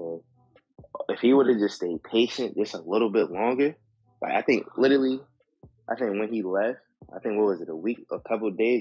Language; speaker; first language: English; native; English